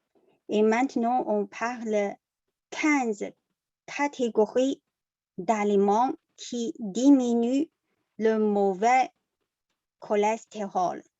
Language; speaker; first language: French; non-native, learner; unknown